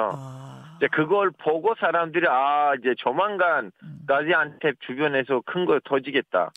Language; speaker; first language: Korean; non-native, fluent; Turkish